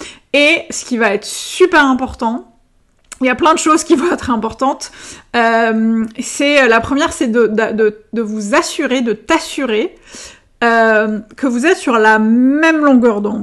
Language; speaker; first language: French; native; French